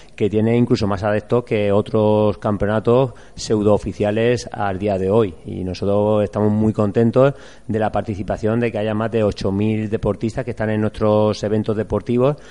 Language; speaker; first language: Spanish; native; Spanish